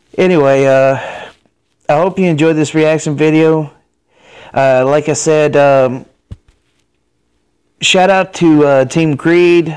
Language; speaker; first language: English; native; English